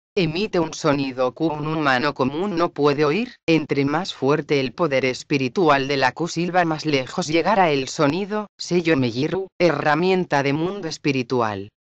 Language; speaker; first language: Spanish; native; Spanish